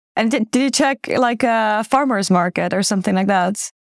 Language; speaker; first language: English; non-native, fluent; Ukrainian